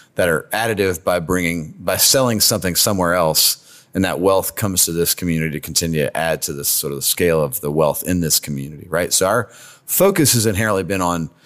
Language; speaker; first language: English; native; English